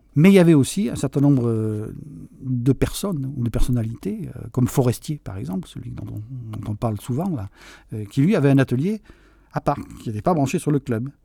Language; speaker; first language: French; early bilingual, other home language; Catalan